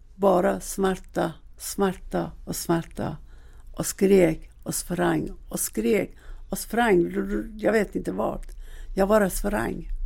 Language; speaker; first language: Swedish; non-native, fluent; Persian